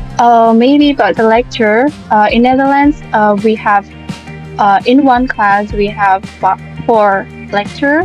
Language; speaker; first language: English; non-native, learner; Indonesian